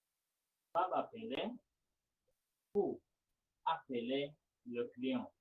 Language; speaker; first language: French; non-native, fluent; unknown